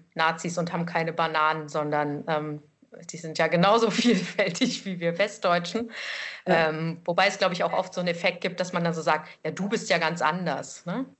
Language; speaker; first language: German; native; German